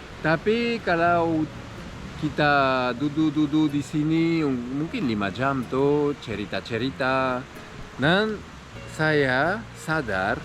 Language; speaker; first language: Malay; non-native, fluent; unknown